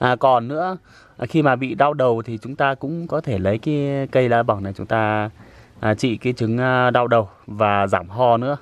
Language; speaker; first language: Vietnamese; non-native, local second language; Iu Mien